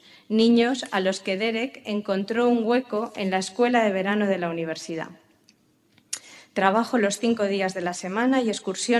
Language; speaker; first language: Spanish; native; Spanish